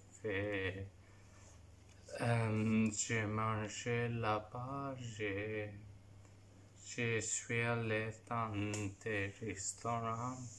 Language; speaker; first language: French; non-native, learner; Italian